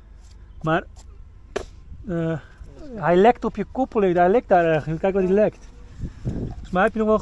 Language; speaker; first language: Dutch; native; Dutch